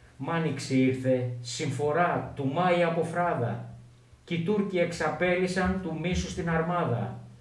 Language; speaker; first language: Greek; native; Greek